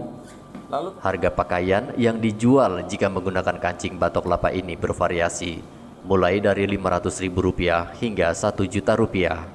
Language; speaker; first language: Indonesian; native; Indonesian